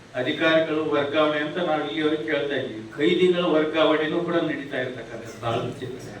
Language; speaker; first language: Kannada; native; Kannada